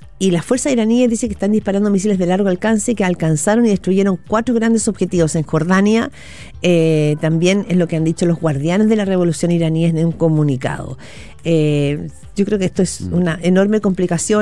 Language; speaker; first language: Spanish; native; Spanish